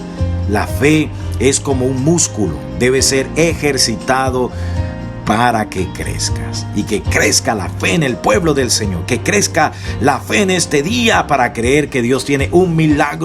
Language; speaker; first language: Spanish; native; Spanish